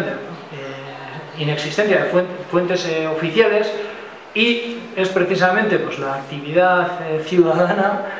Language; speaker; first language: Spanish; non-native, local second language; Basque